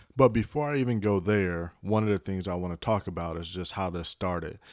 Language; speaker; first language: English; native; English